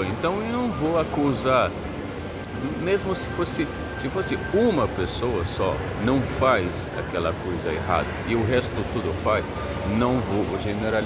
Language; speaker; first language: Portuguese; non-native, fluent; Arabic